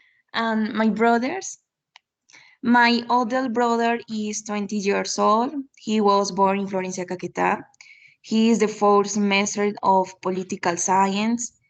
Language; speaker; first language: English; non-native, learner; Spanish